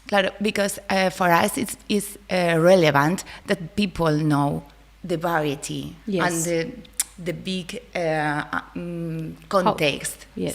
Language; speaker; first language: English; non-native, learner; Spanish